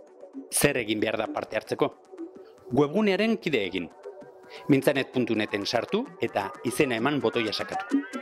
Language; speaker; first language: Basque; native; Basque